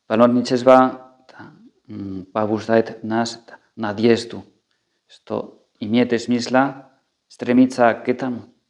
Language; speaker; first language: Russian; non-native, fluent; Spanish